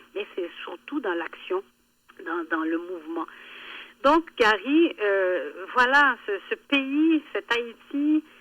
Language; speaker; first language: French; early bilingual, other home language; Haitian Creole